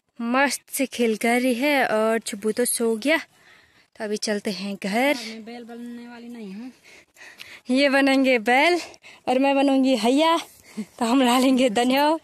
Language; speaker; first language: Hindi; non-native, local second language; Garhwali